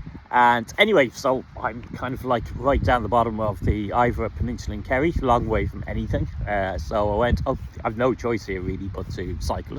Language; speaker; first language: English; native; English